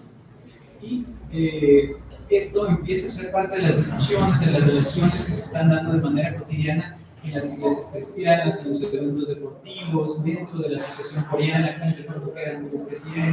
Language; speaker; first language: Spanish; native; Spanish